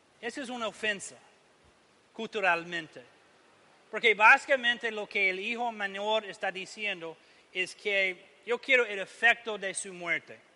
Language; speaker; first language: Spanish; non-native, learner; English